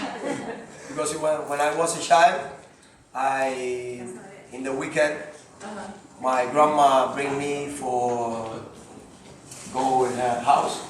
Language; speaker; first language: English; non-native, learner; Spanish